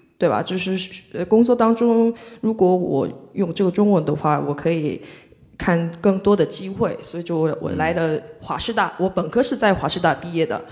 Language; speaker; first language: Chinese; non-native, fluent; Korean